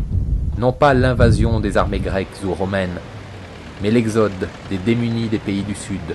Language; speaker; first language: French; native; French